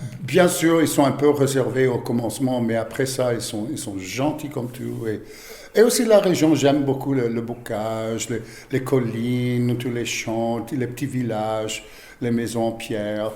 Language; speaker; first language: French; non-native, fluent; English